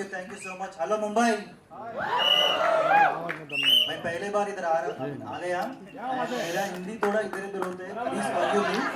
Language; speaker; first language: Hindi; non-native, local second language; Telugu